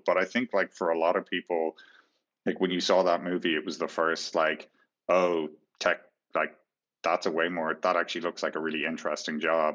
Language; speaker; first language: English; native; English